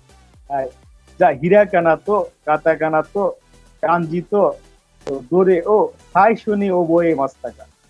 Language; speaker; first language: Japanese; non-native, fluent; Bangla